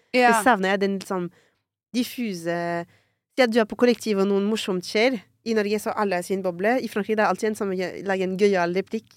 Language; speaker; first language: Norwegian; non-native, fluent; French